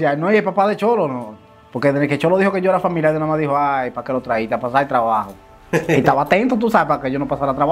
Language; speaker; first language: Spanish; native; Spanish